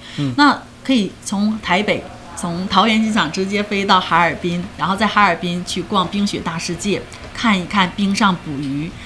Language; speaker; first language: Chinese; native; Chinese